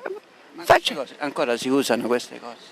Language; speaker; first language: Italian; native; Italian